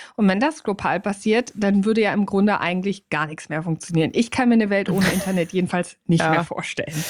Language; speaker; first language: German; native; German